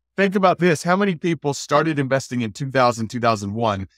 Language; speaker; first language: English; native; English